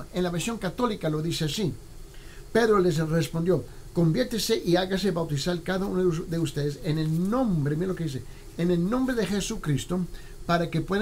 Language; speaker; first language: Spanish; early bilingual, heritage; Spanish